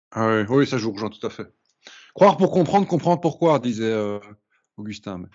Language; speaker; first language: French; native; French